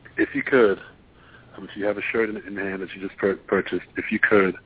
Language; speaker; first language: English; non-native, fluent; German